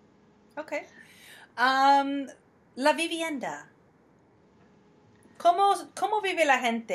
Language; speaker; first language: Spanish; non-native, fluent; English